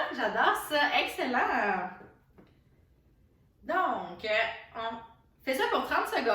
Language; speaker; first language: French; native; French